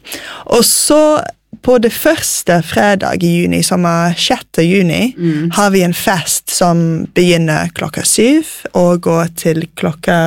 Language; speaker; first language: Norwegian; non-native, fluent; English